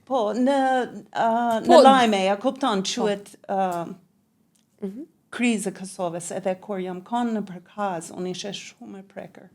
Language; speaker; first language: Albanian; non-native, learner; English